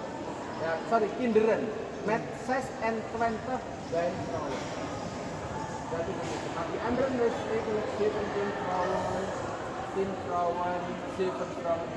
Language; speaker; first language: Dutch; non-native, learner; Indonesian